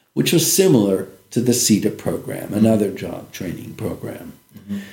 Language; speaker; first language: English; native; English